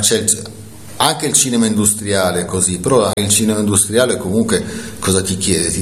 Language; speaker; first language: Italian; native; Italian